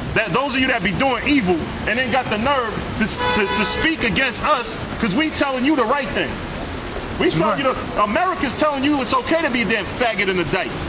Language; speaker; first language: English; early bilingual, other home language; Spanish